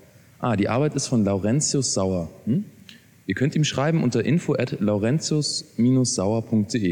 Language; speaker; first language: German; native; German